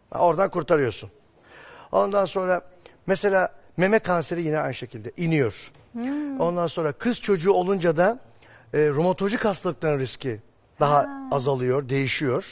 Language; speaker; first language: Turkish; native; Turkish